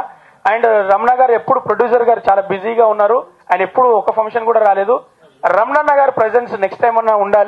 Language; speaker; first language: Telugu; native; Telugu